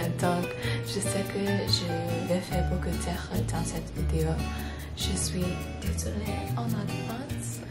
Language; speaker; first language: French; non-native, learner; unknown